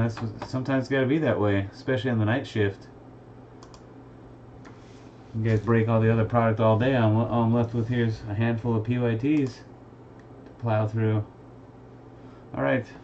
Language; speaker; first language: English; native; English